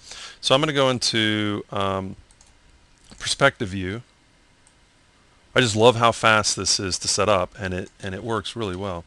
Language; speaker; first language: English; native; English